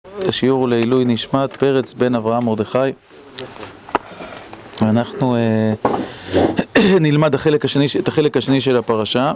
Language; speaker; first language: Hebrew; native; Hebrew